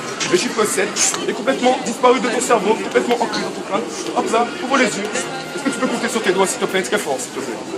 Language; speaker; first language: French; native; French